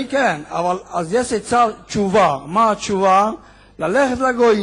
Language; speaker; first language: Hebrew; non-native, fluent; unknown